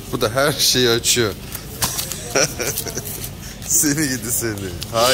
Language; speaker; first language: Turkish; native; Turkish